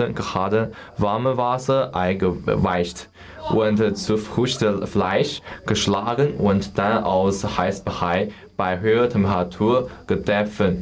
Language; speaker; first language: German; non-native, learner; Chinese